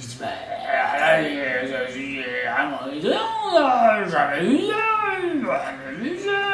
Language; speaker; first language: French; native; French